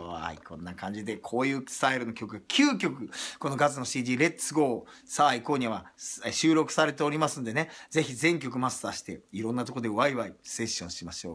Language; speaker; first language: Japanese; native; Japanese